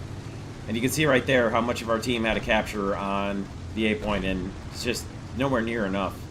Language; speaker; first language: English; native; English